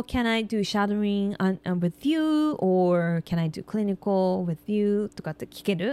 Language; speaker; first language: English; non-native, fluent; Japanese